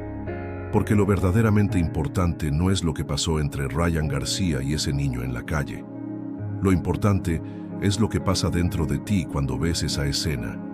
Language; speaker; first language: Spanish; native; Spanish